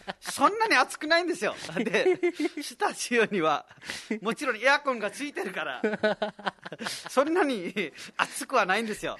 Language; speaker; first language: Japanese; non-native, fluent; Nepali